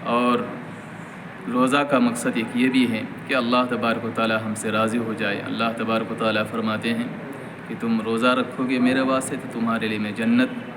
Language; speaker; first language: Urdu; native; Urdu